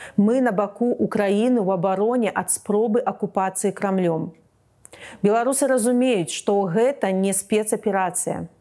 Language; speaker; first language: Belarusian; native; Belarusian